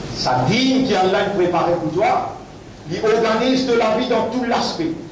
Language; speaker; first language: French; non-native, local second language; Morisyen